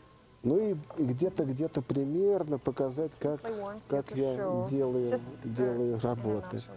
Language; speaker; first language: Russian; native; Russian